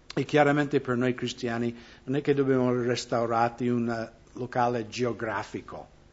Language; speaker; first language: Italian; non-native, fluent; English